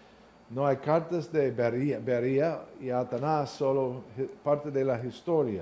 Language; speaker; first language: Spanish; non-native, learner; English